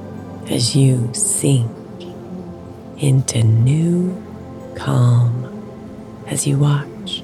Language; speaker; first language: English; native; English